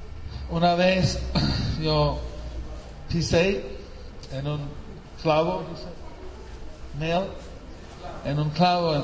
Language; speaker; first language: Spanish; non-native, fluent; English